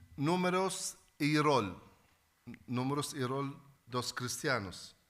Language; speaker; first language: Spanish; non-native, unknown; Arabic